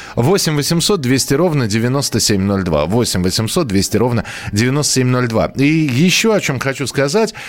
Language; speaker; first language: Russian; native; Russian